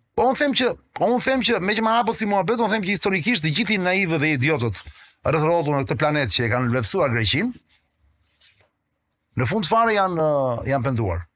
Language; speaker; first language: Albanian; non-native, local second language; Greek